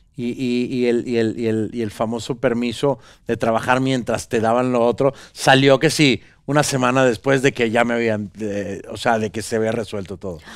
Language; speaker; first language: Spanish; native; Spanish